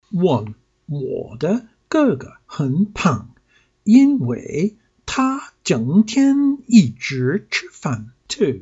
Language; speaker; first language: Chinese; non-native, learner; English